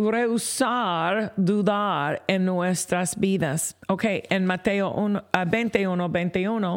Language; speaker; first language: Spanish; non-native, fluent; English